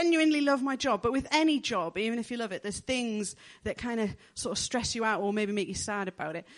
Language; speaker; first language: English; native; English